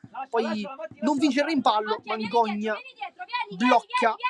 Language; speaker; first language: Italian; native; Italian